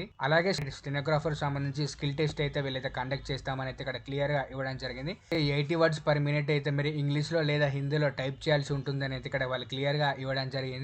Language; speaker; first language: Telugu; native; Telugu